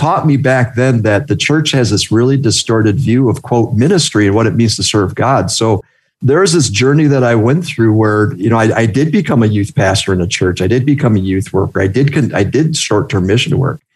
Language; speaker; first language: English; native; English